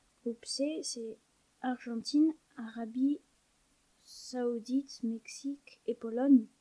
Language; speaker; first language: French; non-native, learner; German